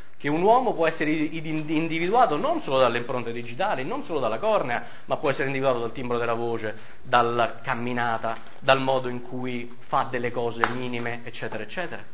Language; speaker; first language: Italian; native; Italian